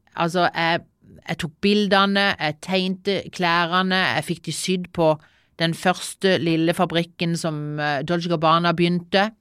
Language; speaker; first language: Norwegian; native; Norwegian